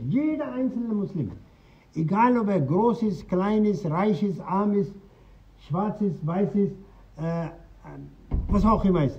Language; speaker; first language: German; non-native, fluent; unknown